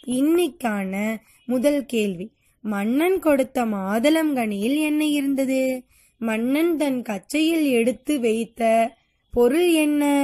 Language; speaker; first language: Tamil; native; Tamil